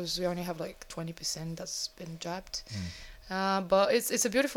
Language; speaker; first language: English; non-native, fluent; Bulgarian